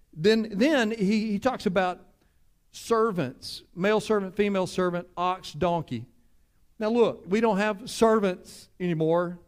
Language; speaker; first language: English; native; English